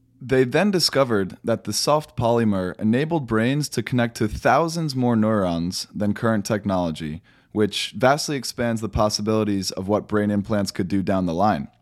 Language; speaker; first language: English; native; English